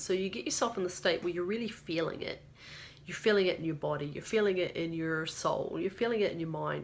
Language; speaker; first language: English; native; English